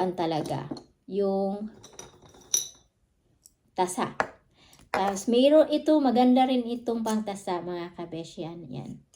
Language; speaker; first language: Filipino; non-native, local second language; Cebuano